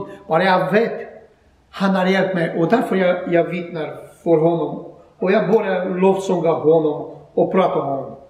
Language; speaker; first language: Swedish; non-native, fluent; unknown